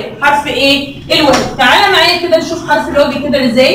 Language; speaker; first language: Arabic; native; Arabic